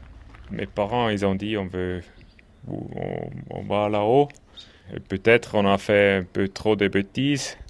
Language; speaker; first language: French; non-native, local second language; German